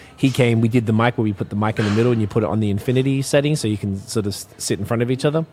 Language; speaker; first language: English; native; English